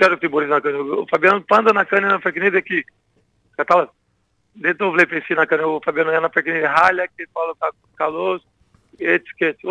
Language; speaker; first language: Greek; non-native, learner; Portuguese